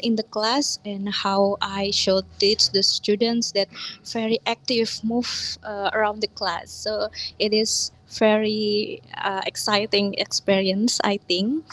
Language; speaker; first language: English; non-native, learner; Indonesian